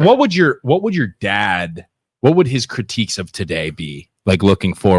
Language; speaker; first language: English; native; English